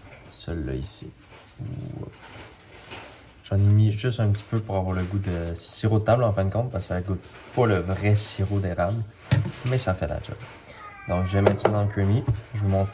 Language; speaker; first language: French; native; French